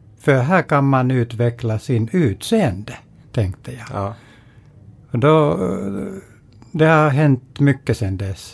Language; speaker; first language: Swedish; non-native, fluent; Finnish